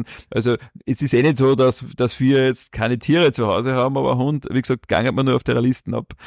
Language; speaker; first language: German; native; German